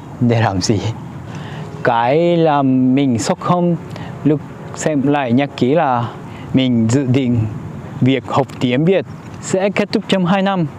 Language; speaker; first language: Vietnamese; non-native, fluent; Japanese